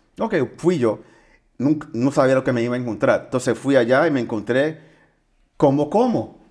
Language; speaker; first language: Spanish; early bilingual, heritage; Spanish